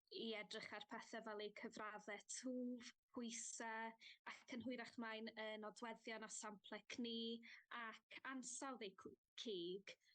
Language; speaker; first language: Welsh; native; Welsh